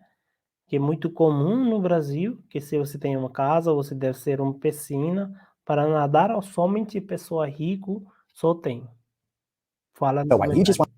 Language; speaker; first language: Portuguese; non-native, learner; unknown